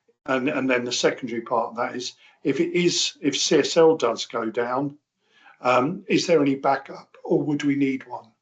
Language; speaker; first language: English; native; English